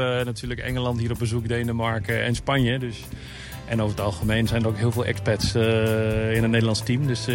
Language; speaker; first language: Dutch; native; Dutch